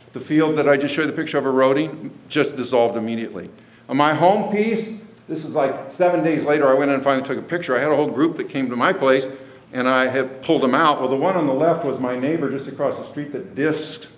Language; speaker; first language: English; native; English